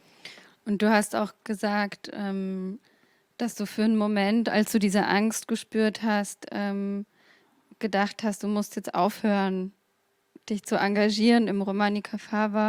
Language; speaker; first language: German; native; German